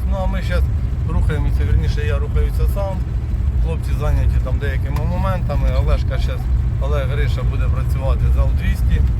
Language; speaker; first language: Ukrainian; native; Ukrainian